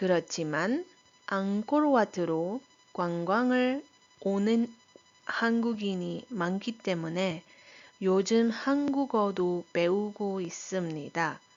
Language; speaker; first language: Korean; non-native, fluent; Iloko